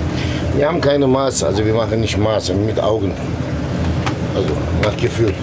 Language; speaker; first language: German; non-native, local second language; Turkish